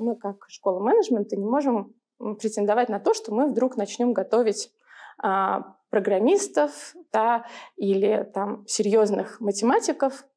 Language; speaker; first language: Russian; native; Russian